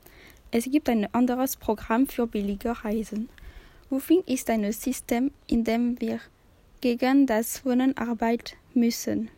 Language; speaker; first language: German; non-native, learner; French